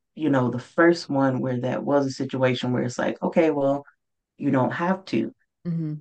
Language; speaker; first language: English; native; English